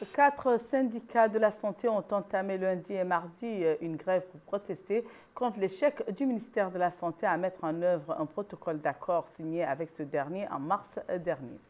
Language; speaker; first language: French; non-native, local second language; Arabic